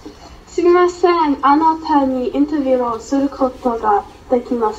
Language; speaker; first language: Japanese; non-native, learner; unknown